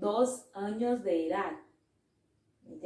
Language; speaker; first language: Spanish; non-native, fluent; Portuguese